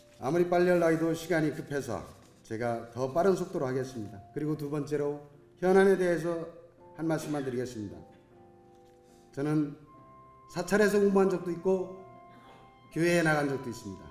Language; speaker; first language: Korean; native; Korean